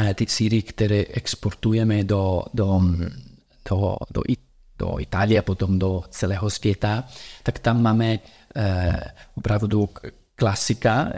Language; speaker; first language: Czech; non-native, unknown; Italian